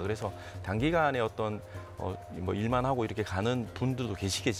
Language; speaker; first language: Korean; native; Korean